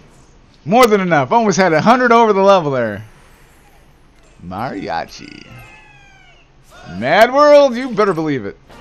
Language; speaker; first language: English; native; English